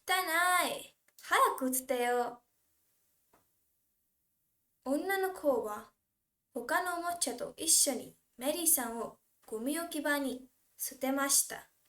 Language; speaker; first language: Japanese; non-native, fluent; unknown